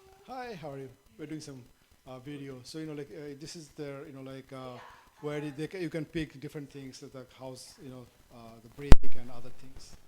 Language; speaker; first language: English; non-native, local second language; Bangla